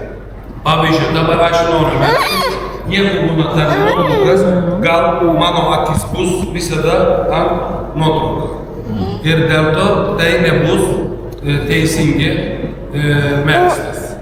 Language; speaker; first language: Lithuanian; non-native, learner; Turkish